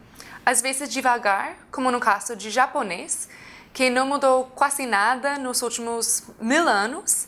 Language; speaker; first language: Portuguese; non-native, fluent; English